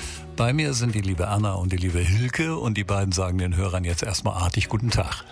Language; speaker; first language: German; native; German